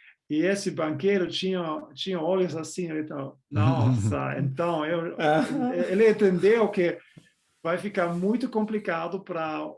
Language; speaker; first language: Portuguese; non-native, fluent; German